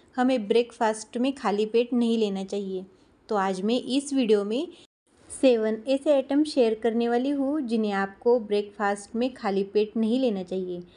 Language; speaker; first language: Hindi; non-native, local second language; Marathi